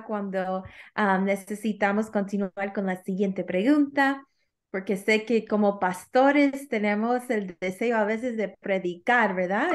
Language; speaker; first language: Spanish; early bilingual, heritage; Spanish